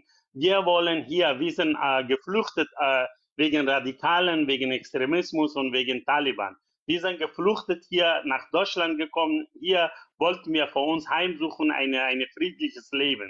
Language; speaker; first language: German; non-native, fluent; Persian